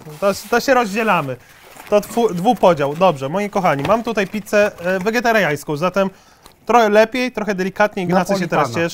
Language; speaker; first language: Polish; native; Polish